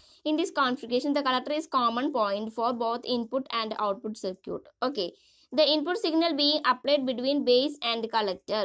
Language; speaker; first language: English; non-native, local second language; Malayalam